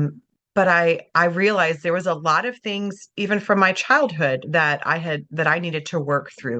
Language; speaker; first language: English; native; English